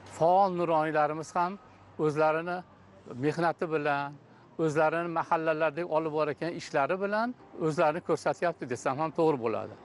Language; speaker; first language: Uzbek; native; Uzbek